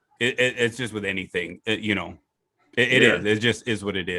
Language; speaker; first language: English; native; English